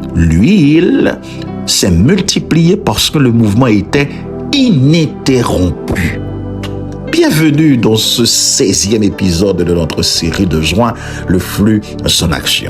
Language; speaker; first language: French; non-native, local second language; Haitian Creole